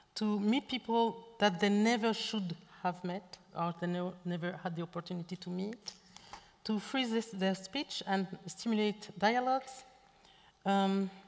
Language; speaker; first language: English; non-native, local second language; French